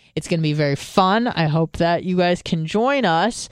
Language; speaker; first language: English; early bilingual, other home language; Hebrew